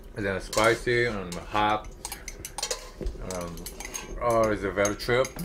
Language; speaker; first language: English; non-native, learner; Korean